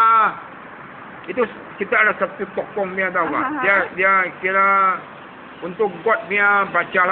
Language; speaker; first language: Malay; non-native, local second language; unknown